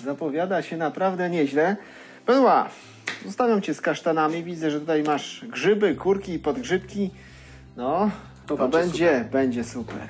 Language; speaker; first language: Polish; native; Polish